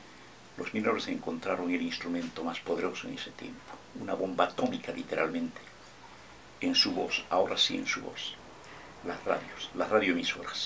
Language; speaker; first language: Spanish; native; Spanish